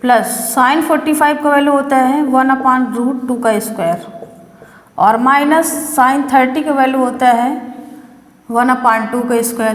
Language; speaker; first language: Hindi; native; Hindi